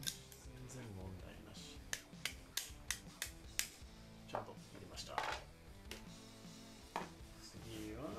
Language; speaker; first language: Japanese; non-native, learner; English